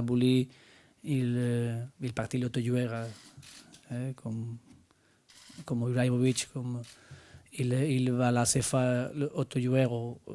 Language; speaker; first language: French; non-native, learner; Spanish